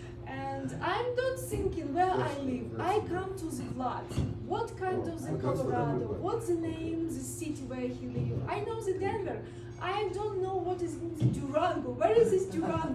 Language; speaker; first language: English; non-native, learner; Russian